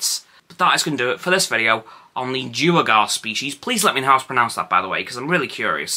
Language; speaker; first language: English; native; English